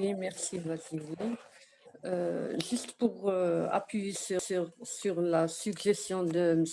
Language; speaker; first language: French; non-native, local second language; Arabic